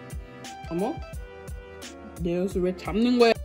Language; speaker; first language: Korean; non-native, fluent; English